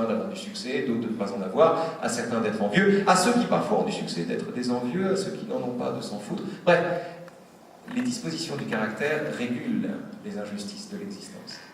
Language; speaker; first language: French; native; French